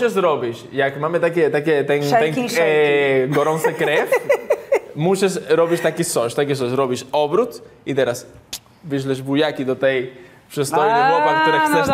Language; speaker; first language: Polish; non-native, learner; Spanish